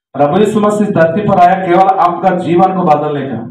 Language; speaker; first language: Hindi; non-native, local second language; Telugu